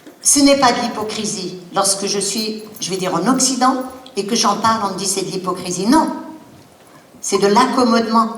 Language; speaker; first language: French; non-native, local second language; Arabic